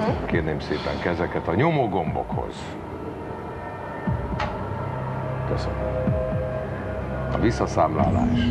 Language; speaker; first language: Hungarian; native; Hungarian